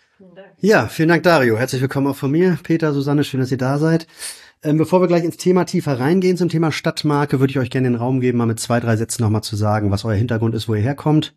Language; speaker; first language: German; native; German